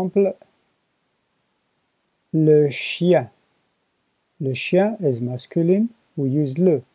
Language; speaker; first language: French; non-native, learner; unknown